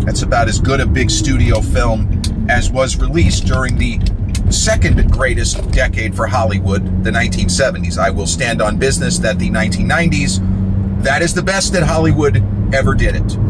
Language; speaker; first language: English; native; English